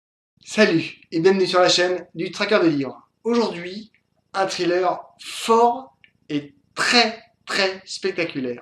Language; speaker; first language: French; native; French